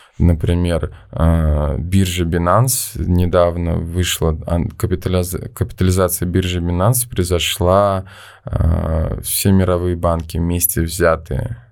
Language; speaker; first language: Russian; native; Russian